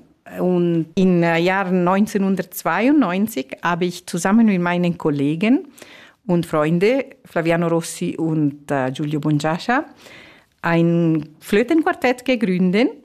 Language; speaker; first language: German; non-native, fluent; Italian